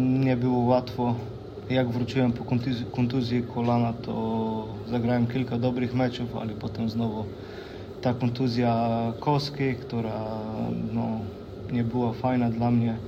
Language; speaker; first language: Polish; non-native, fluent; Slovenian